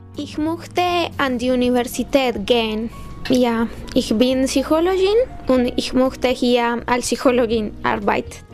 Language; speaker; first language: German; non-native, learner; Spanish